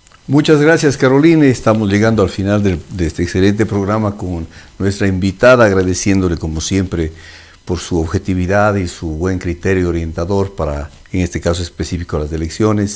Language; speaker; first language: Spanish; native; Spanish